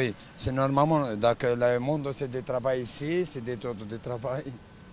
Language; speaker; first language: French; non-native, learner; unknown